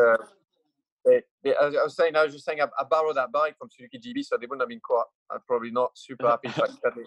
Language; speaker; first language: English; non-native, fluent; French